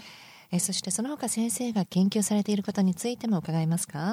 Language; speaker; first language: Japanese; native; Japanese